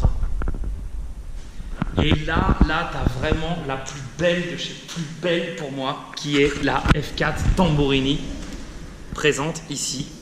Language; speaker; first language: French; native; French